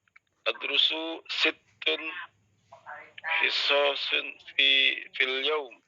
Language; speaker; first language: Arabic; non-native, learner; Indonesian